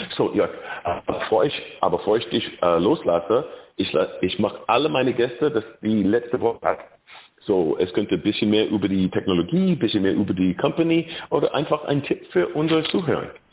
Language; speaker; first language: German; non-native, fluent; English